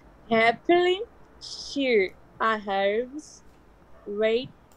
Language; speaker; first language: English; non-native, learner; Portuguese